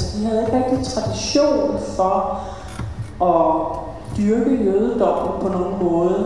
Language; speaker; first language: Danish; early bilingual, other home language; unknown